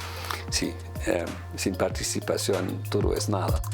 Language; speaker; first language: Spanish; non-native, fluent; German